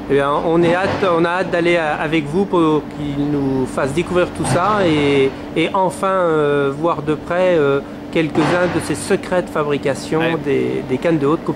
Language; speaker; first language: French; native; French